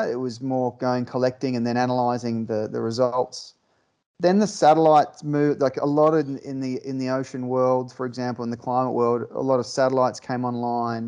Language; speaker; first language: English; native; English